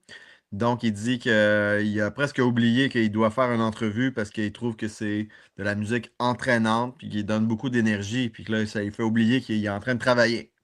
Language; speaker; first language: French; native; French